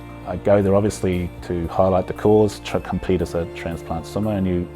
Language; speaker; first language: English; native; English